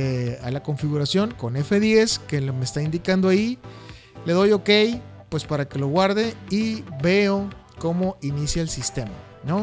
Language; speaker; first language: Spanish; native; Spanish